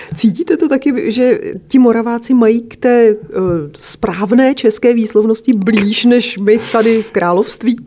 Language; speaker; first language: Czech; native; Czech